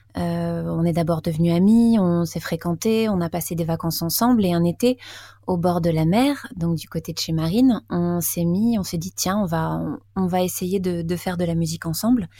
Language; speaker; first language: French; native; French